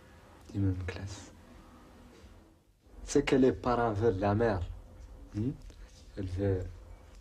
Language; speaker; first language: French; non-native, local second language; Arabic